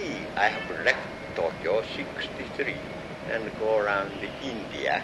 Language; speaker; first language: English; non-native, learner; Japanese